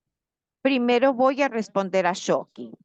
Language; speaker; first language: Spanish; non-native, fluent; Portuguese